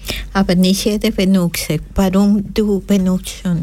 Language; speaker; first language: German; non-native, learner; Spanish